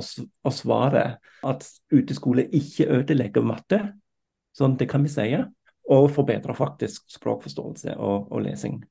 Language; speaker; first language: Norwegian; non-native, fluent; German